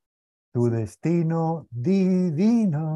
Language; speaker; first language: Spanish; native; Spanish